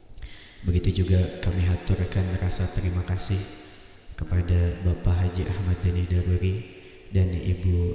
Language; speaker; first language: Indonesian; native; Indonesian